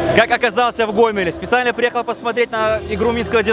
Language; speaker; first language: Russian; native; Russian